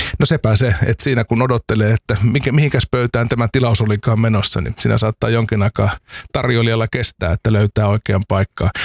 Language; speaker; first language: Finnish; native; Finnish